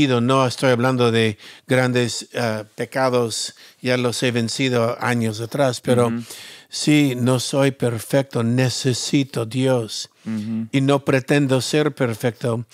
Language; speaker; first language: Spanish; non-native, fluent; English